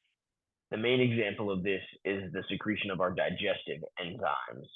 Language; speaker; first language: English; native; English